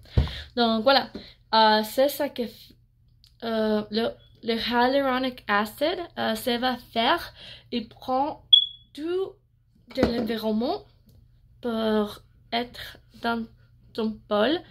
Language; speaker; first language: French; non-native, learner; English